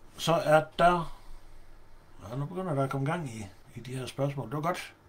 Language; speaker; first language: Danish; native; Danish